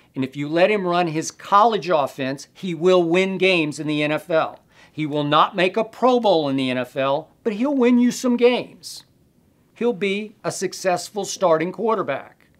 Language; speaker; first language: English; native; English